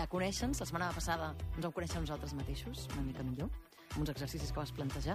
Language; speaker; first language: Catalan; native; Catalan